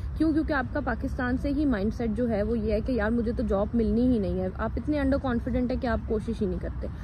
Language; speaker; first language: Urdu; native; Urdu